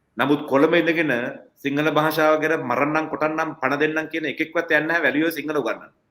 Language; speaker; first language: Sinhala; non-native, local second language; Tamil